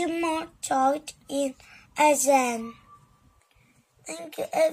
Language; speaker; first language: English; non-native, learner; Vietnamese